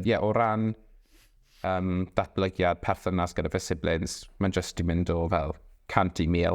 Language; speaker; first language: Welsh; non-native, local second language; English